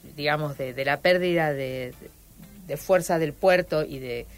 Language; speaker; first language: Spanish; native; Spanish